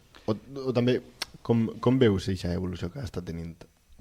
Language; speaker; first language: Catalan; native; Catalan